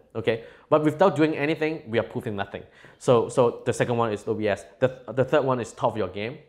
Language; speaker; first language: English; non-native, local second language; Cantonese